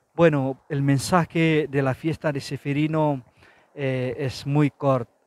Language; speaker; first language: Spanish; non-native, fluent; Tetum